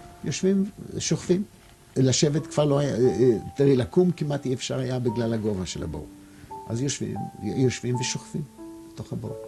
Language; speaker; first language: Hebrew; non-native, fluent; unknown